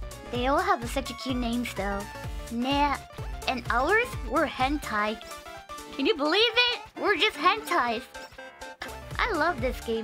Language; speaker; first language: English; non-native, fluent; Japanese